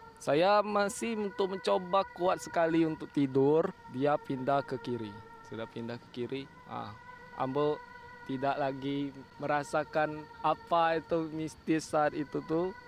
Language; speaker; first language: Indonesian; non-native, local second language; Minangkabau